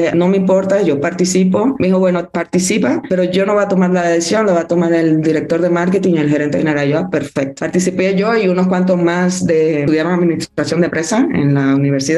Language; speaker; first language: Spanish; native; Spanish